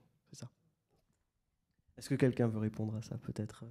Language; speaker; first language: French; native; French